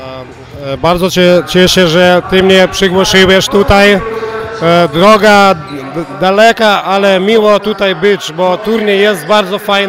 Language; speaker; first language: Polish; non-native, learner; Lithuanian